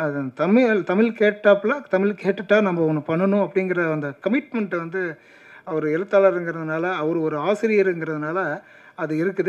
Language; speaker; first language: Tamil; native; Tamil